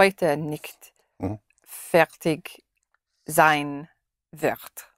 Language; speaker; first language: German; non-native, learner; English